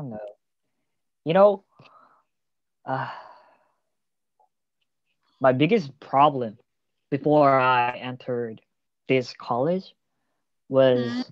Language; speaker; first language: English; non-native, learner; Korean